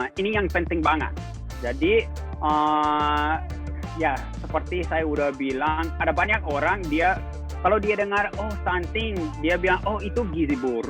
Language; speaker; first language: Indonesian; non-native, fluent; English